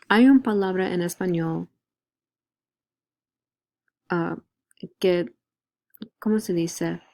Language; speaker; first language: Spanish; non-native, learner; English